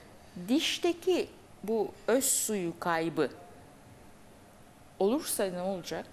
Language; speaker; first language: Turkish; native; Turkish